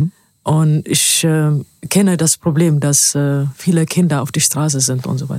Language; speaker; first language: German; non-native, fluent; Amharic